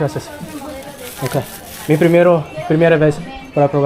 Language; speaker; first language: Spanish; non-native, learner; English